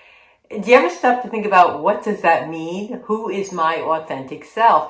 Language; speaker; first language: English; native; English